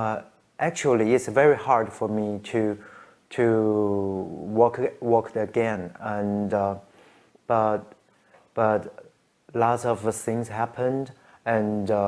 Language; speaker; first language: English; non-native, learner; Chinese